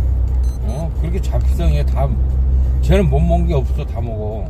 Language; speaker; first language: Korean; native; Korean